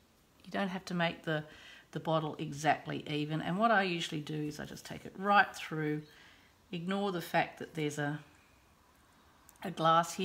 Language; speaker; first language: English; native; English